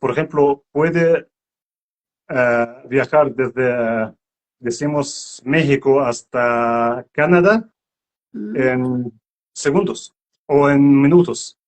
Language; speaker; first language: Spanish; non-native, learner; Arabic